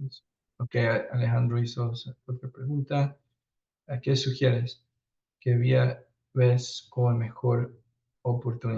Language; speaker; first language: Spanish; early bilingual, heritage; Spanish